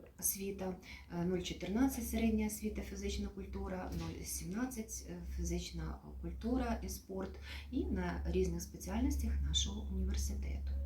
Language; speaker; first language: Ukrainian; native; Ukrainian